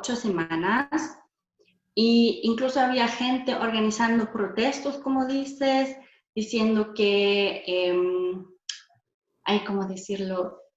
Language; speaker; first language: Spanish; non-native, fluent; German